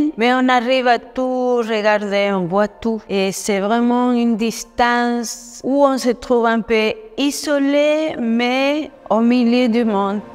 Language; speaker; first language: French; non-native, fluent; Spanish